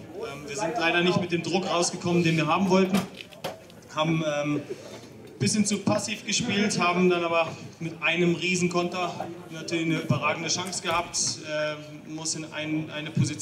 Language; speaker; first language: German; native; German